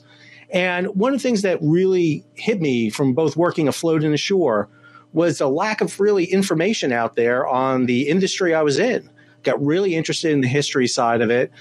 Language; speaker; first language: English; native; English